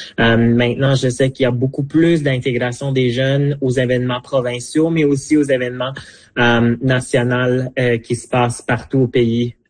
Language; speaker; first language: French; non-native, local second language; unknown